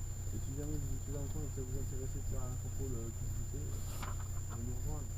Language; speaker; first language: French; native; French